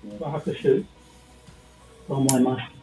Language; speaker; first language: Japanese; non-native, learner; English